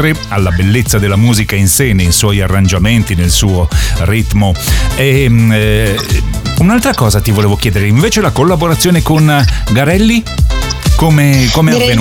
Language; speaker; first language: Italian; native; Italian